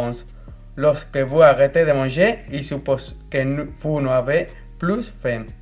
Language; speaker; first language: French; non-native, fluent; Spanish